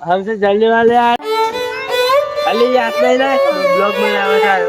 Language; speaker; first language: Hindi; non-native, local second language; Gujarati